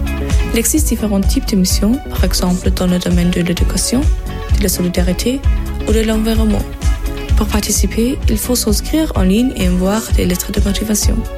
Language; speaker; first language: French; non-native, fluent; German